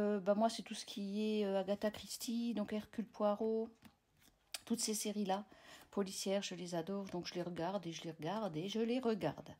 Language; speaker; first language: French; native; French